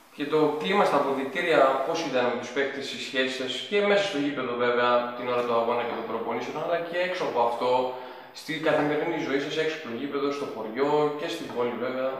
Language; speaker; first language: Greek; native; Greek